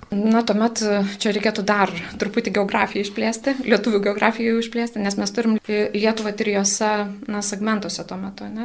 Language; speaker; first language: Lithuanian; native; Lithuanian